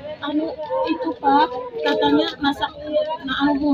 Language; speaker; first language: Indonesian; non-native, local second language; Javanese